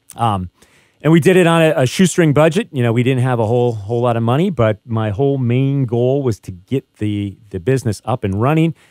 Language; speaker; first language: English; native; English